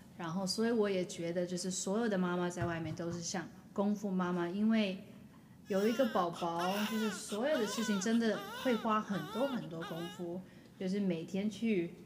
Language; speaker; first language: Chinese; early bilingual, other home language; English